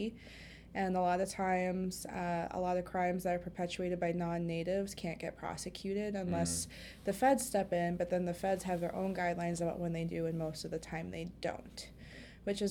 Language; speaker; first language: English; native; English